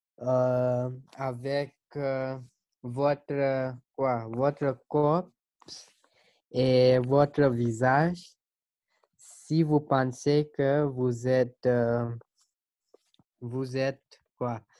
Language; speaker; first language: French; non-native, learner; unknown